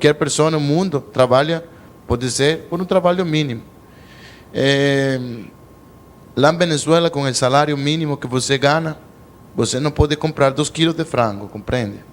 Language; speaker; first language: Portuguese; non-native, learner; Spanish